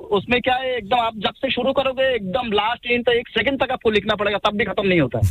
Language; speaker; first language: Hindi; non-native, fluent; Bangla